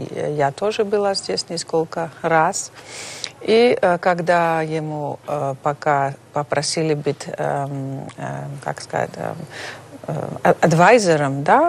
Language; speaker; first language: Russian; non-native, fluent; Dutch